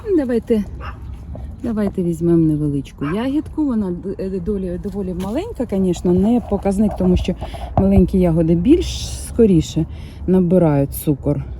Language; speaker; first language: Ukrainian; native; Ukrainian